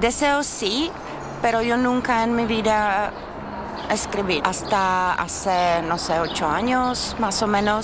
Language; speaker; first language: Spanish; non-native, fluent; Czech